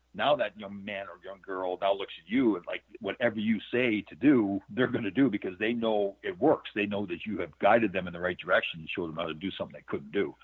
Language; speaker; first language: English; native; English